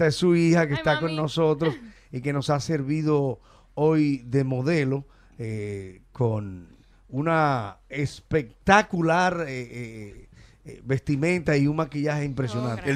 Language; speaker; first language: Spanish; native; Spanish